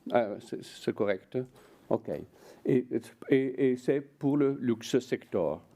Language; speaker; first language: French; non-native, fluent; Italian